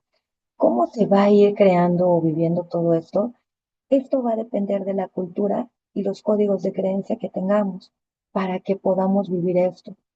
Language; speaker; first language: Spanish; native; Spanish